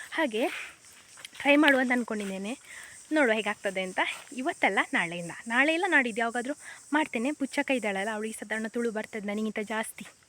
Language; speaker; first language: Kannada; non-native, local second language; Konkani